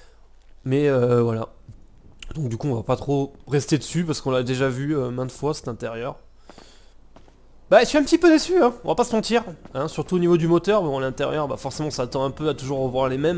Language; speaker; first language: French; native; French